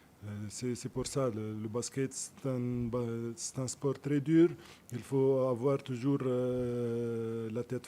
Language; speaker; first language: French; non-native, local second language; Arabic